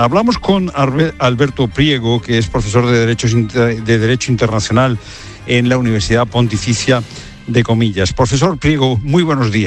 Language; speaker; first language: Spanish; native; Spanish